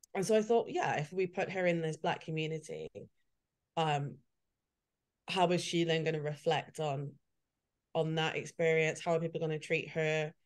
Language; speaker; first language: English; native; English